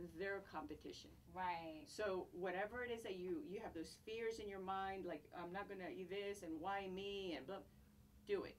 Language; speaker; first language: English; non-native, fluent; Greek